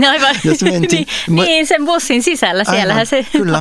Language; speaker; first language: Finnish; native; Finnish